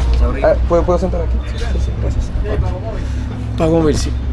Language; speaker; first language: Spanish; non-native, learner; French